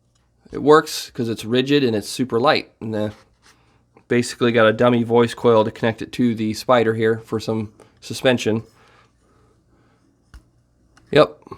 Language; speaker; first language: English; native; English